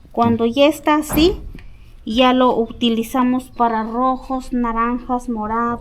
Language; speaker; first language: Spanish; native; Spanish